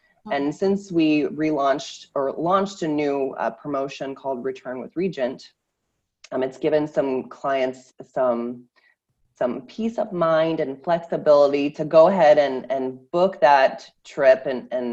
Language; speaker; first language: English; native; English